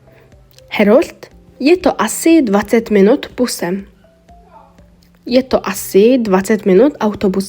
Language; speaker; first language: Czech; non-native, learner; Mongolian